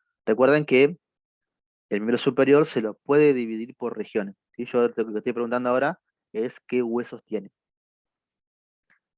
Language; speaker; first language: Spanish; native; Spanish